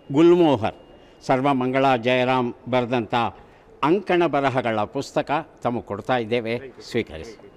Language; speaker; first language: Kannada; native; Kannada